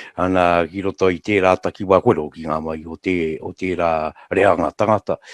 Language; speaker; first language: Māori; native; Māori